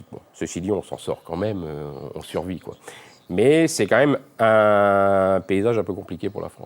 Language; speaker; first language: French; native; French